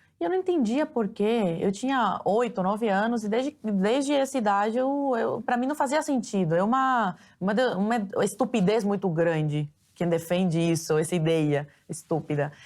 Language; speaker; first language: Portuguese; early bilingual, other home language; Spanish